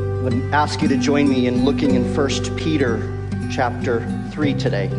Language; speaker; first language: English; native; English